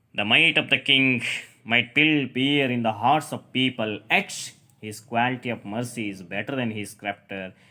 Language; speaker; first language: English; non-native, local second language; Kannada